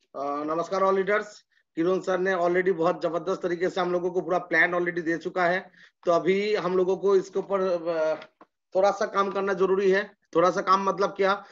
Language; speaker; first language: Hindi; non-native, local second language; Bangla